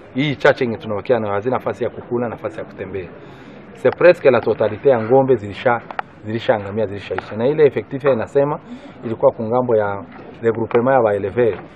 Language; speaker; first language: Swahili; non-native, local second language; Kinyarwanda